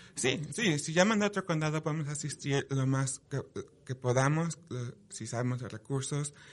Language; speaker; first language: Spanish; early bilingual, heritage; Spanish